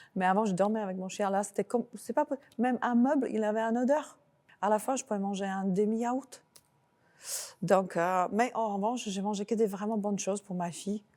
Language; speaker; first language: French; non-native, fluent; Slovak